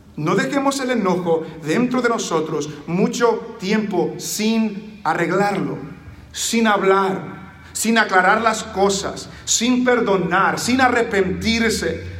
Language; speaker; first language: Spanish; early bilingual, heritage; Spanish